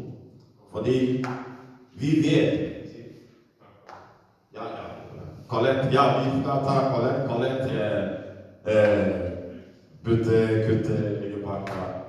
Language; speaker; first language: Norwegian; non-native, fluent; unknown